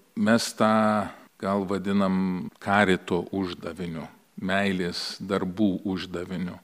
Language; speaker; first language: Lithuanian; early bilingual, heritage; Lithuanian